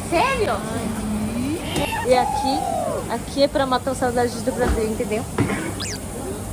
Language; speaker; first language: Portuguese; non-native, learner; Japanese